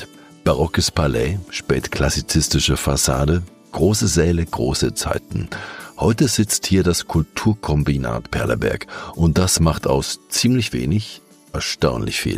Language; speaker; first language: German; native; German